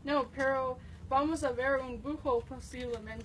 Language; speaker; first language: Spanish; non-native, learner; English